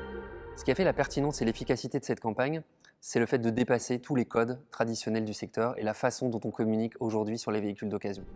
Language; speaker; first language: French; native; French